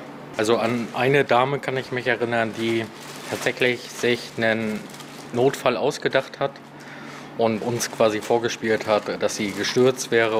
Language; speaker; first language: German; native; German